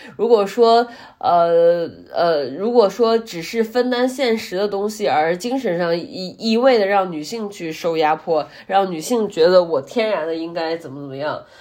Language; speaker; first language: Chinese; native; Chinese